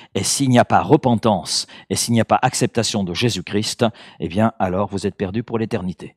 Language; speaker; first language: French; native; French